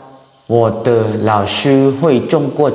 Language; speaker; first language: Chinese; non-native, learner; Lao